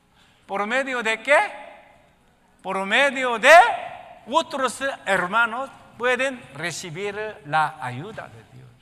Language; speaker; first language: Spanish; non-native, learner; Korean